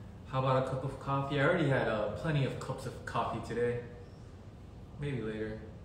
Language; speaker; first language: English; early bilingual, other home language; Korean